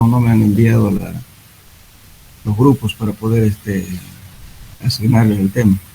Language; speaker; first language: Spanish; native; Spanish